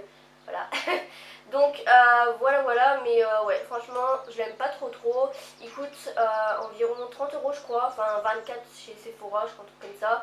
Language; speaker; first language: French; native; French